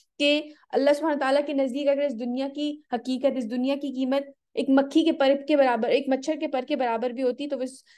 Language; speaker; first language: Urdu; native; Urdu